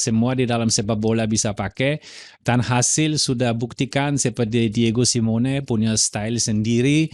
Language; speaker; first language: Indonesian; non-native, fluent; German